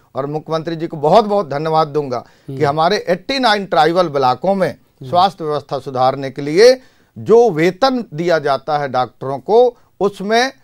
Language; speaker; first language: Hindi; native; Hindi